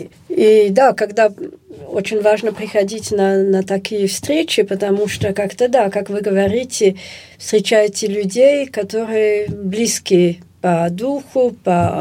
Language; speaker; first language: Russian; early bilingual, heritage; Russian